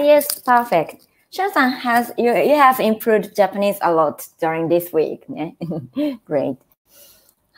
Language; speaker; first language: English; non-native, fluent; Japanese